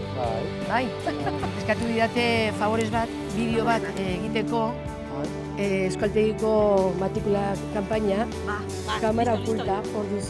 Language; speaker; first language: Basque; non-native, learner; Spanish